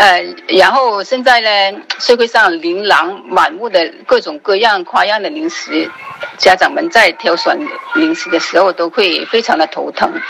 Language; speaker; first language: Chinese; native; Chinese